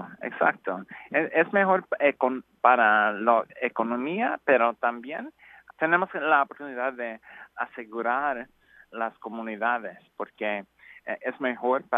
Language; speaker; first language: Spanish; non-native, learner; English